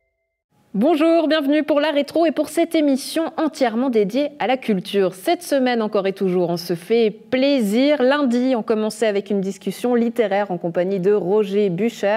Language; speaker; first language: French; native; French